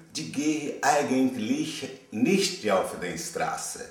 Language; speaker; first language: German; non-native, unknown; Portuguese